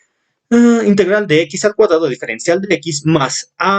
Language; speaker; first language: Spanish; native; Spanish